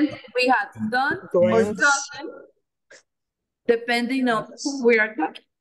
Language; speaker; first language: English; non-native, fluent; Spanish